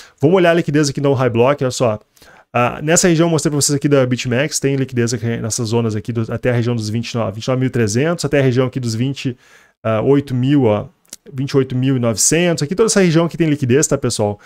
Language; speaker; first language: Portuguese; native; Portuguese